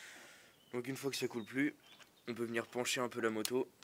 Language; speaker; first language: French; native; French